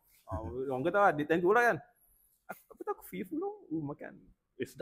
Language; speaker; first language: Malay; native; Malay